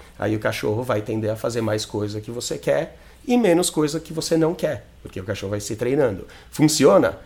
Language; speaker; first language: Portuguese; non-native, fluent; English